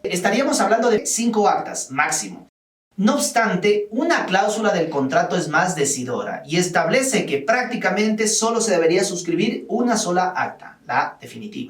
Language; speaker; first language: Spanish; native; Spanish